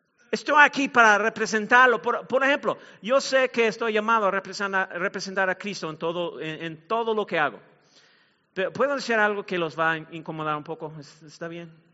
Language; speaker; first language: Spanish; non-native, fluent; English